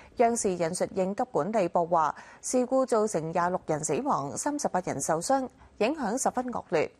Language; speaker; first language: Chinese; non-native, local second language; Cantonese